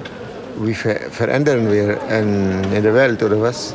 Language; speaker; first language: German; non-native, learner; Spanish